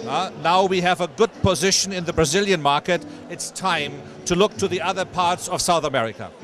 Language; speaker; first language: English; non-native, fluent; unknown